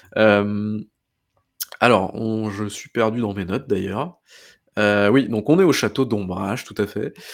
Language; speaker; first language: French; native; French